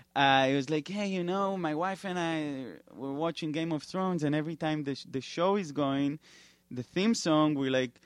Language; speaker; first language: English; non-native, fluent; Hebrew